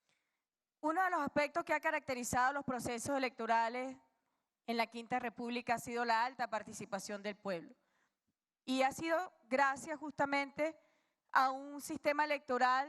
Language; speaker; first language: Spanish; native; Spanish